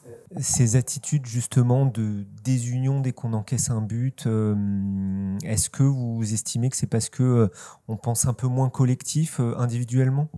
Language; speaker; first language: French; native; French